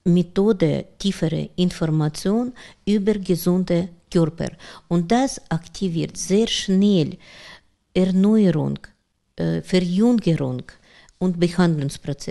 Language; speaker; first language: German; non-native, learner; Russian